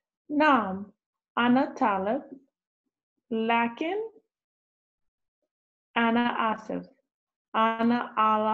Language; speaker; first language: Arabic; non-native, learner; English